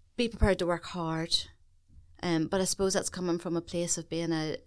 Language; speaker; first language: English; native; English